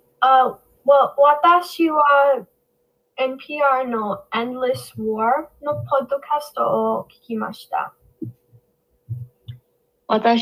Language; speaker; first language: Japanese; non-native, learner; English